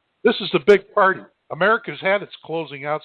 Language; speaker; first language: English; native; English